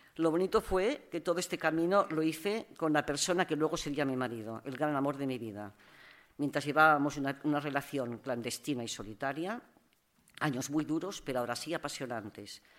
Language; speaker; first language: Spanish; non-native, local second language; Catalan